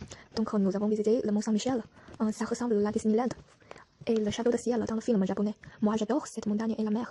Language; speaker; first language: French; non-native, learner; Chinese